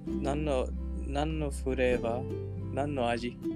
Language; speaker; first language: Japanese; non-native, learner; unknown